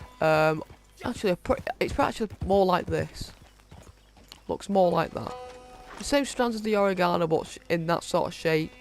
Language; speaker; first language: English; native; English